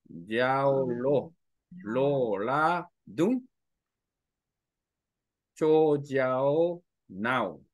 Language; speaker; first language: Vietnamese; non-native, learner; Korean